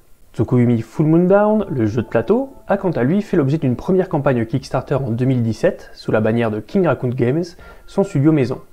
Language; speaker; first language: French; native; French